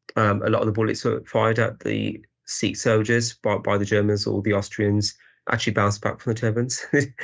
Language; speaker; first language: English; native; English